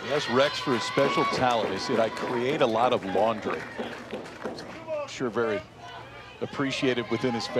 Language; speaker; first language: English; native; English